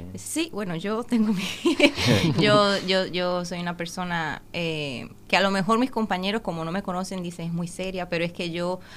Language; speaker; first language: Spanish; native; Spanish